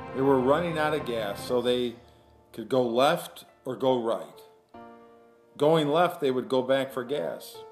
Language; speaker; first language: English; native; English